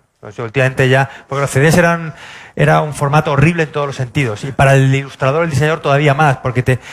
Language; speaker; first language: Spanish; native; Spanish